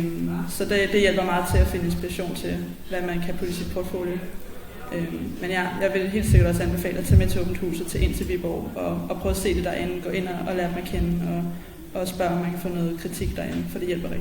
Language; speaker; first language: Danish; native; Danish